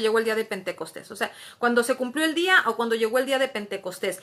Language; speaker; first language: Spanish; native; Spanish